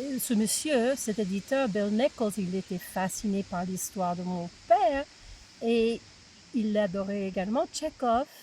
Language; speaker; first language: French; non-native, fluent; English